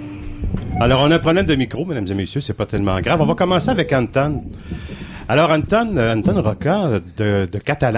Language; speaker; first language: French; native; French